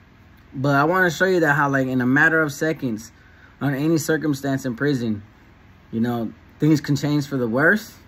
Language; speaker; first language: English; native; English